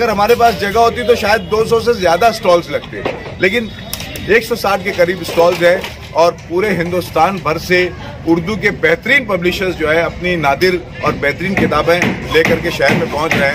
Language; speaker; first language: Hindi; native; Hindi